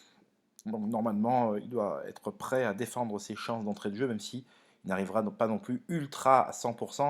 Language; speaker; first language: French; native; French